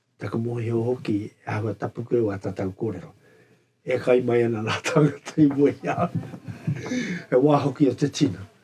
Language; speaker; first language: Māori; native; Māori